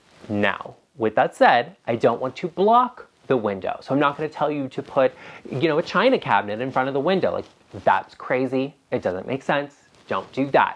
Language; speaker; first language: English; native; English